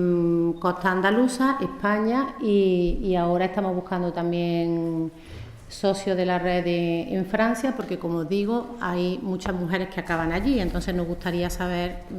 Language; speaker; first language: Spanish; native; Spanish